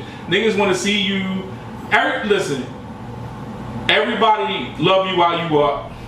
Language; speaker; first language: English; native; English